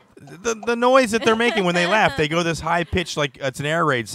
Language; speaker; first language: English; native; English